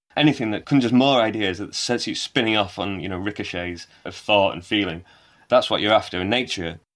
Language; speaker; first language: English; native; English